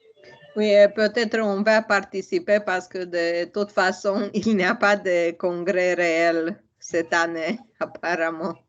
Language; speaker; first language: French; non-native, fluent; Romanian